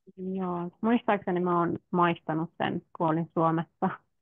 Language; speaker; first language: Finnish; non-native, fluent; Turkish